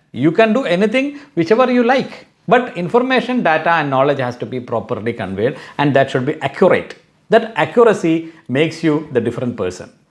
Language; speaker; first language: English; non-native, local second language; Malayalam